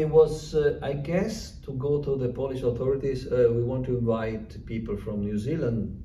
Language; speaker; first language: English; non-native, fluent; Italian